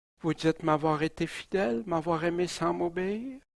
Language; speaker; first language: French; native; French